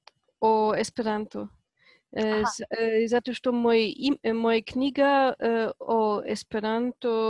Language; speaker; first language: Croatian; non-native, learner; Polish